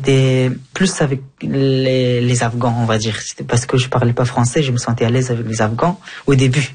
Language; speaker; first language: French; early bilingual, other home language; Persian